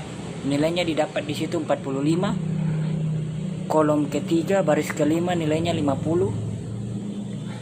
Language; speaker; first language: Indonesian; native; Indonesian